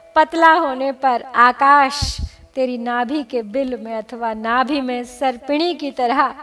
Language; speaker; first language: Hindi; native; Hindi